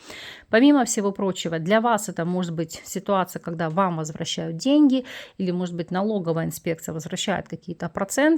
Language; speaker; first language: Russian; native; Russian